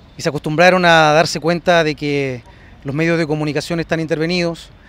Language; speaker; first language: Spanish; native; Spanish